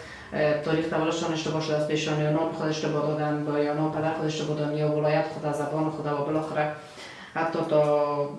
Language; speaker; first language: Persian; native; Persian